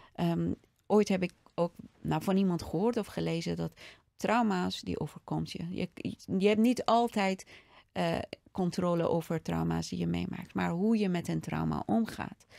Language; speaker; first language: Dutch; non-native, fluent; Persian